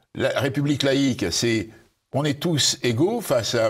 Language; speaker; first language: French; native; French